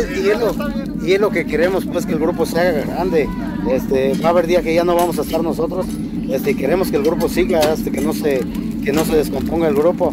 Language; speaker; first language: Spanish; native; Spanish